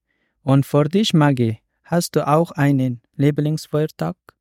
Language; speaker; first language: German; non-native, learner; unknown